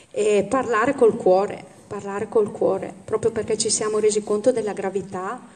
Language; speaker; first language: Italian; native; Italian